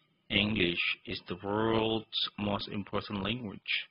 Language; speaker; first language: English; non-native, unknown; Indonesian